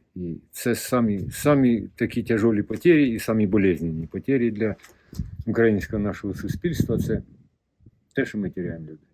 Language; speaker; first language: Ukrainian; native; Ukrainian